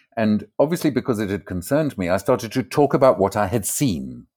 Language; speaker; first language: English; native; English